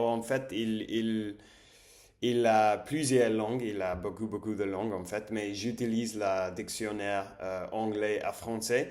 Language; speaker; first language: French; non-native, learner; English